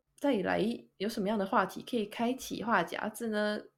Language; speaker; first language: Chinese; native; Chinese